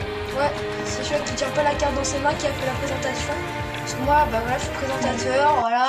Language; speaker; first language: French; native; French